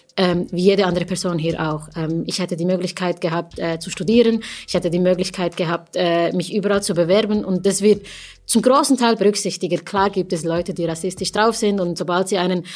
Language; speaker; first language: German; early bilingual, other home language; Tamil